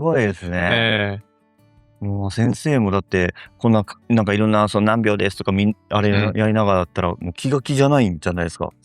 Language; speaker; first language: Japanese; native; Japanese